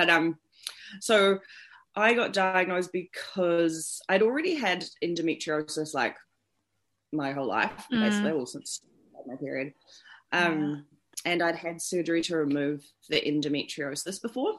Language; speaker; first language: English; native; English